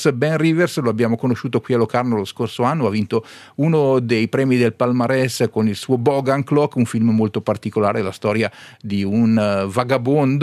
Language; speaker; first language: Italian; native; Italian